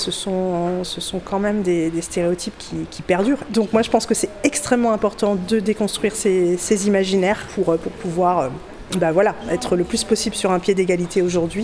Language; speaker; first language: French; native; French